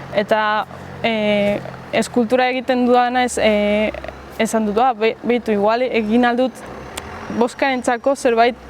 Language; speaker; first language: Basque; early bilingual, other home language; Spanish